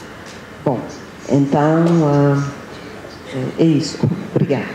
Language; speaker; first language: Portuguese; non-native, fluent; English